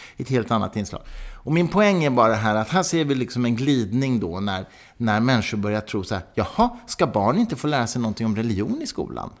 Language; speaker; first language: Swedish; native; Swedish